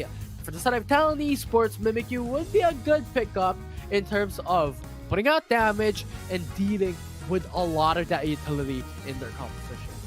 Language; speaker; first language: English; non-native, local second language; Filipino